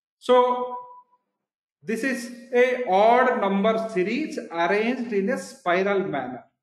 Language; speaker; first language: English; non-native, local second language; Odia